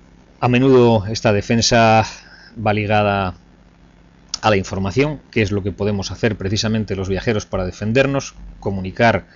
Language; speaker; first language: Spanish; native; Spanish